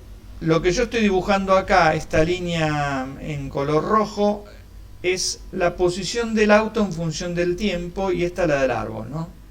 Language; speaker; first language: Spanish; native; Spanish